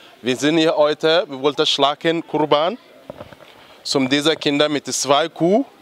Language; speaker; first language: German; non-native, learner; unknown